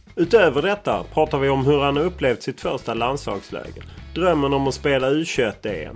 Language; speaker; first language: Swedish; native; Swedish